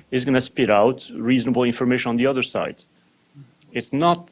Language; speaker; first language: English; non-native, fluent; French